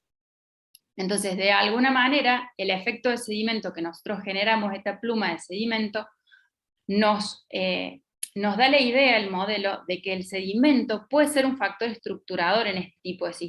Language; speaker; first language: Spanish; native; Spanish